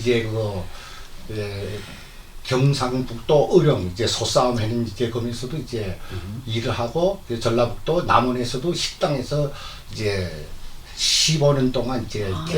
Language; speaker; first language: Korean; native; Korean